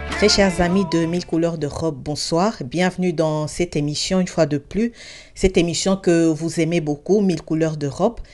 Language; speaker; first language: French; non-native, local second language; Lingala